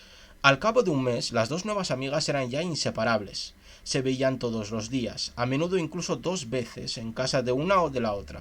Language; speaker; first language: Spanish; native; Spanish